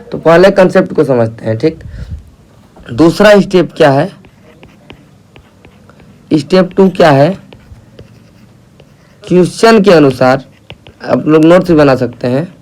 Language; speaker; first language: Hindi; native; Hindi